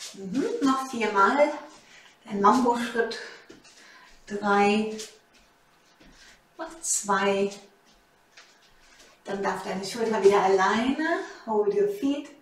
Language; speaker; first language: German; native; German